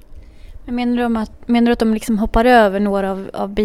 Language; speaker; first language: Swedish; native; Swedish